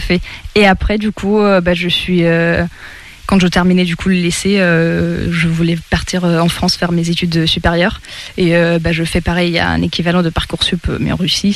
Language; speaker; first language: French; non-native, fluent; Russian